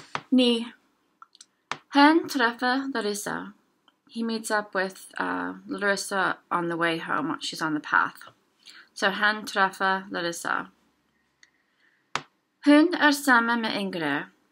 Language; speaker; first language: English; native; English